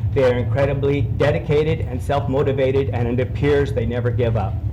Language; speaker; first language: English; native; English